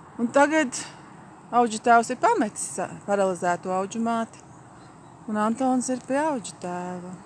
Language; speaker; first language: Latvian; native; Latvian